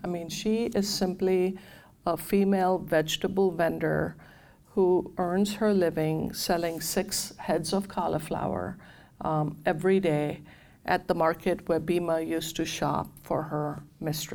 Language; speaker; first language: English; non-native, local second language; Gujarati